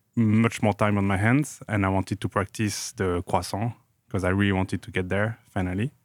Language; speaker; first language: English; non-native, fluent; French